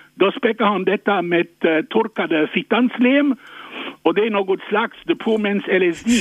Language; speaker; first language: Swedish; non-native, fluent; French